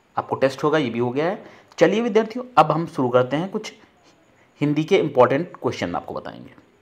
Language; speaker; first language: Hindi; native; Hindi